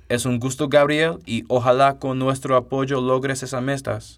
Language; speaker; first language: Spanish; non-native, fluent; English